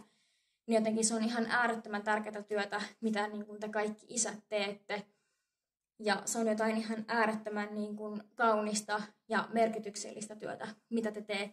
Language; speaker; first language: Finnish; native; Finnish